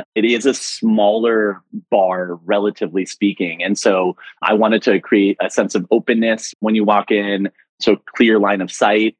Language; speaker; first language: English; native; English